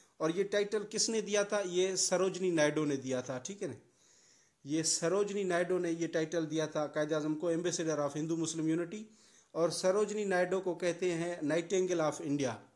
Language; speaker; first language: Urdu; non-native, local second language; Sindhi